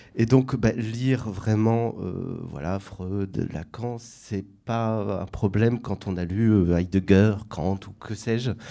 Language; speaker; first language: French; native; French